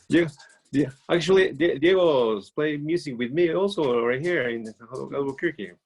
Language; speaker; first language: English; non-native, learner; Spanish